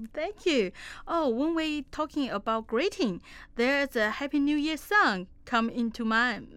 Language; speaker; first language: English; non-native, fluent; Chinese